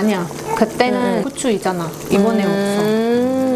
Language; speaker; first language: Korean; non-native, learner; Indonesian